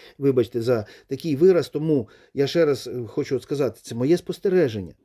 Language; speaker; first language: Ukrainian; non-native, local second language; Russian